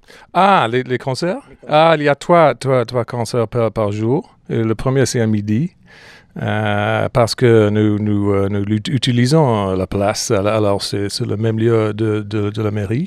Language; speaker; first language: French; non-native, fluent; English